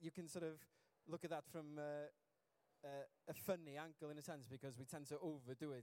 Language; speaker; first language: English; non-native, local second language; Welsh